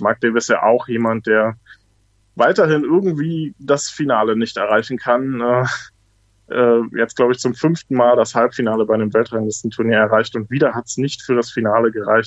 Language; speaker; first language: German; native; German